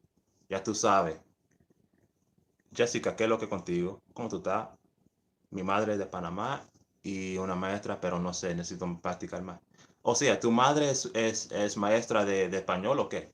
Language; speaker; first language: Spanish; early bilingual, heritage; English